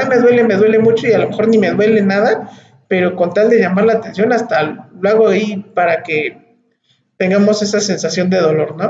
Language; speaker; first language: Spanish; native; Spanish